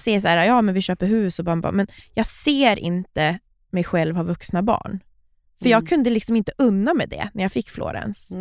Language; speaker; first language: Swedish; native; Swedish